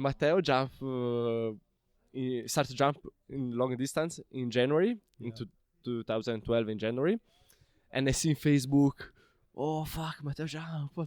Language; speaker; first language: English; non-native, learner; Italian